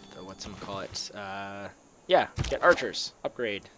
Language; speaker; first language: English; native; English